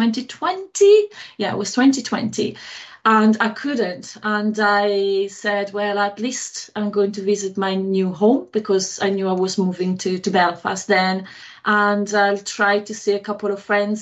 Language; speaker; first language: English; non-native, fluent; Italian